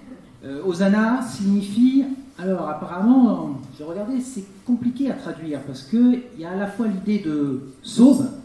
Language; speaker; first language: French; native; French